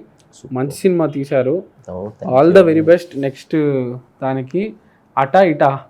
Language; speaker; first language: Telugu; native; Telugu